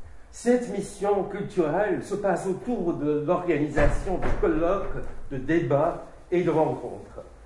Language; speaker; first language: French; non-native, fluent; English